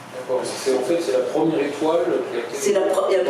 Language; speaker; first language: French; native; French